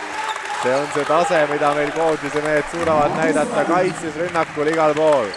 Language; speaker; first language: Estonian; native; Estonian